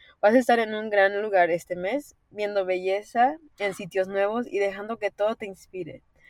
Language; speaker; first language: Spanish; early bilingual, heritage; Spanish